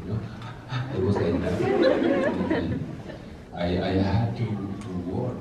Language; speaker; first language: English; non-native, learner; Spanish